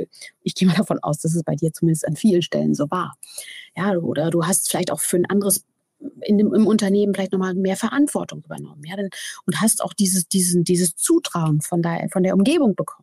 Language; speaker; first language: German; native; German